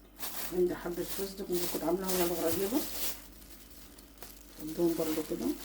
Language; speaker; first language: Arabic; native; Arabic